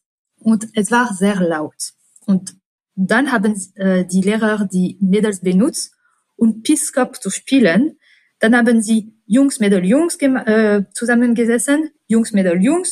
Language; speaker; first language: German; non-native, fluent; French